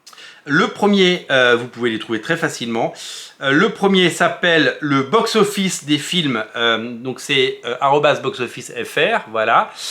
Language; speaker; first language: French; native; French